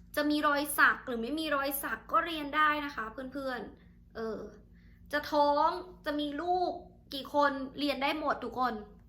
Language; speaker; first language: Thai; native; Thai